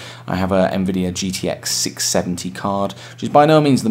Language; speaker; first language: English; native; English